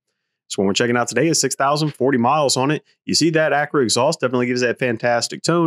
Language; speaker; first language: English; native; English